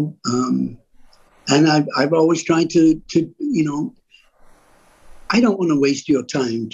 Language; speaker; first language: English; native; English